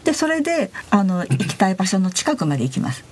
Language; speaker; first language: Japanese; native; Japanese